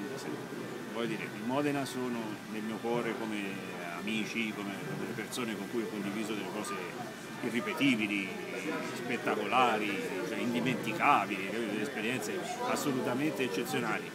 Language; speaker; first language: Italian; native; Italian